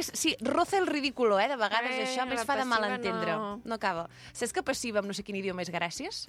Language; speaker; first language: Catalan; native; Catalan